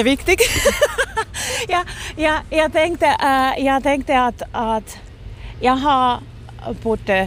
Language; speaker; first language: Swedish; non-native, local second language; Finnish